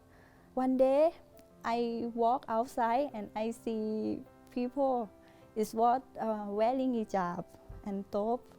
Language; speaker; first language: English; non-native, learner; Thai